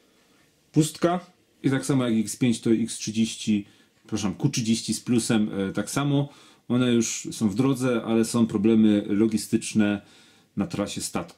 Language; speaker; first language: Polish; native; Polish